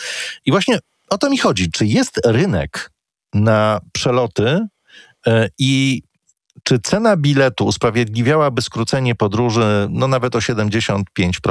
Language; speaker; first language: Polish; native; Polish